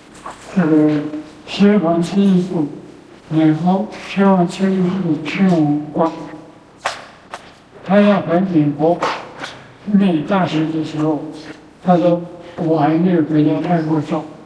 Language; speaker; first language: Chinese; non-native, local second language; Min Nan Chinese